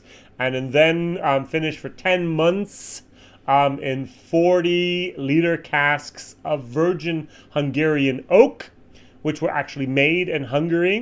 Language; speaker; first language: English; native; English